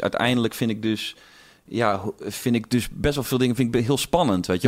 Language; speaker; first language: Dutch; native; Dutch